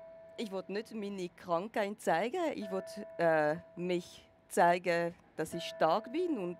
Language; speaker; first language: German; non-native, local second language; French